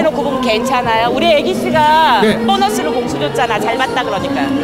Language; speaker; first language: Korean; native; Korean